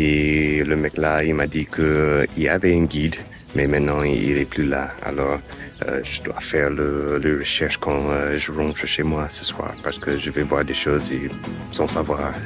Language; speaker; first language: French; non-native, fluent; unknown